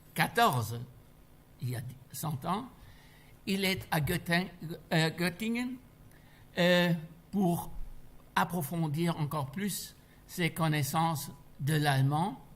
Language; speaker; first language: French; non-native, fluent; German